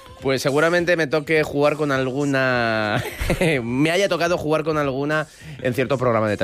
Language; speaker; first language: Spanish; native; Spanish